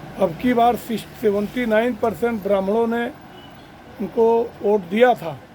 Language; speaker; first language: Hindi; native; Hindi